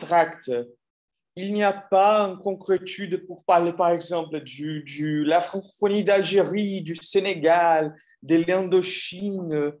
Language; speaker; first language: French; non-native, fluent; Portuguese